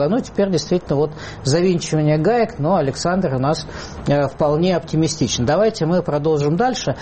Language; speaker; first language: Russian; native; Russian